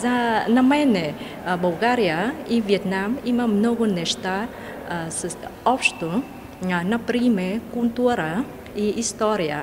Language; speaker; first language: Bulgarian; non-native, learner; Vietnamese